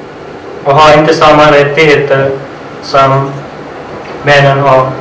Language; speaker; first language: Swedish; non-native, fluent; Urdu